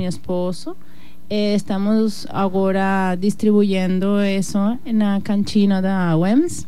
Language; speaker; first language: Portuguese; non-native, learner; Spanish